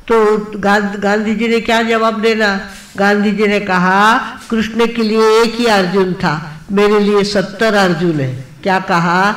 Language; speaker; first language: Hindi; non-native, local second language; Marathi